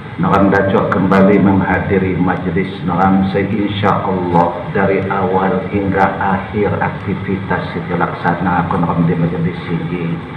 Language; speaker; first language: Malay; non-native, local second language; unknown